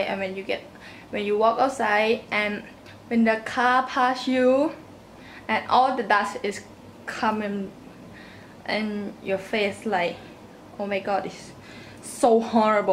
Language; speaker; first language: English; non-native, learner; Thai